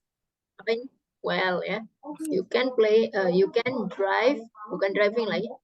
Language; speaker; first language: Indonesian; native; Indonesian